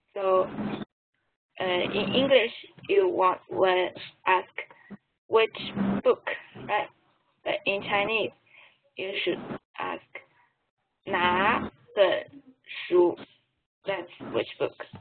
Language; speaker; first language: English; non-native, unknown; Chinese